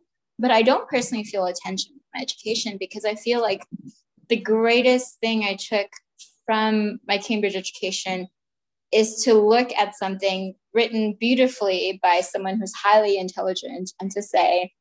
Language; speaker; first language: English; native; English